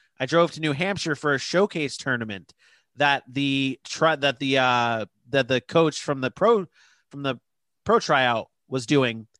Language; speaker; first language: English; native; English